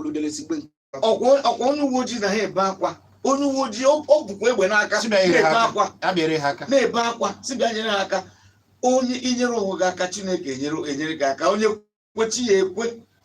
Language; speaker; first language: Igbo; native; Igbo